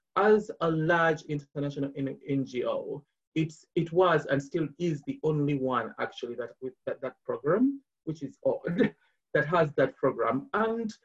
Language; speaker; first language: English; non-native, local second language; Ganda